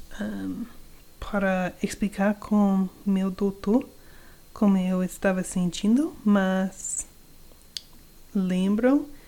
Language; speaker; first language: Portuguese; non-native, learner; English